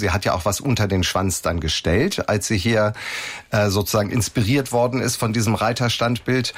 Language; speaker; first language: German; native; German